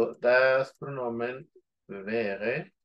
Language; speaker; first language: German; non-native, fluent; Spanish